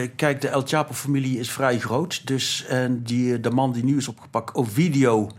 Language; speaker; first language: Dutch; native; Dutch